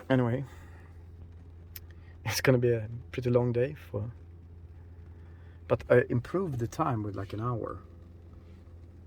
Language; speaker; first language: English; non-native, fluent; Swedish